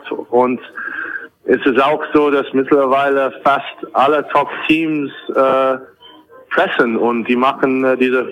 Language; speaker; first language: German; non-native, fluent; English